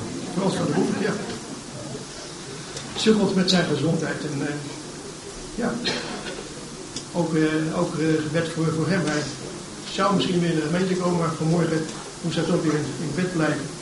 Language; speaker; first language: Dutch; native; Dutch